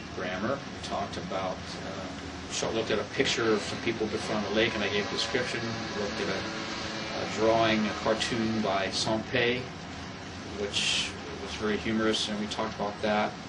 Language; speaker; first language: English; native; English